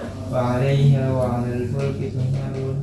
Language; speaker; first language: Arabic; non-native, learner; Indonesian